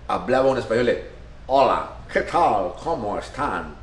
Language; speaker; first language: Spanish; native; Spanish